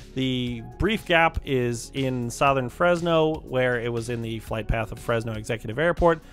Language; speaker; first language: English; native; English